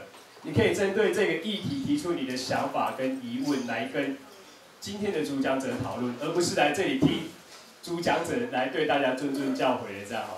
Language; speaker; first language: Chinese; native; Chinese